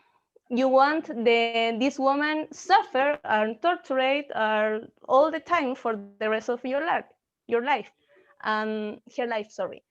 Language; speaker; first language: English; non-native, learner; Spanish